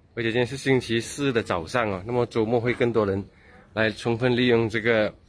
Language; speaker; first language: Chinese; native; Chinese